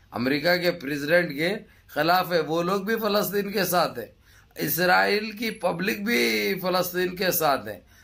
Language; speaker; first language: Urdu; native; Urdu